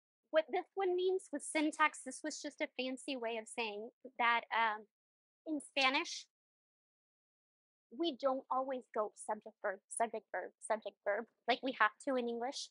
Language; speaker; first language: English; early bilingual, other home language; Spanish